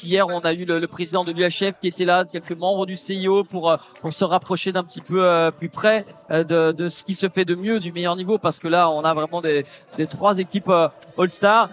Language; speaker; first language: French; native; French